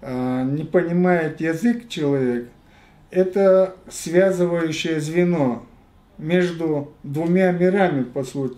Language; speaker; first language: Russian; non-native, fluent; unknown